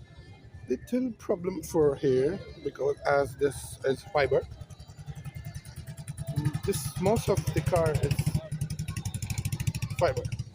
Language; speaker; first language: English; non-native, local second language; Urdu